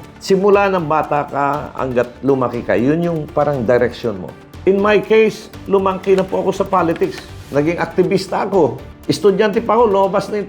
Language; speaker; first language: Filipino; non-native, local second language; Cebuano